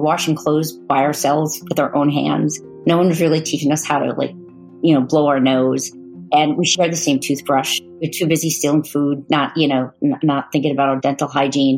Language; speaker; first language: English; native; English